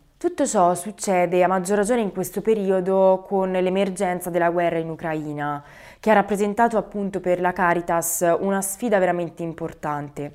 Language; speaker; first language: Italian; native; Italian